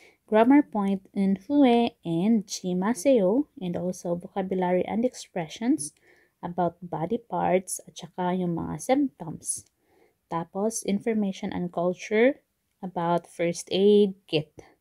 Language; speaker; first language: English; non-native, local second language; Filipino